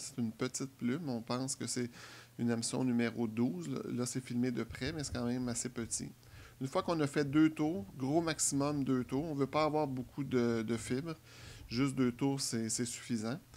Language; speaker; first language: French; native; French